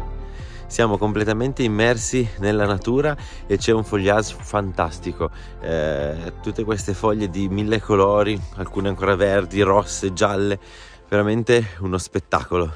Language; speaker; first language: Italian; native; Italian